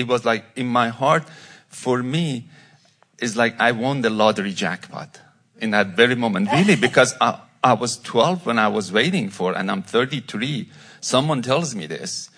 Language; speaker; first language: English; non-native, fluent; Persian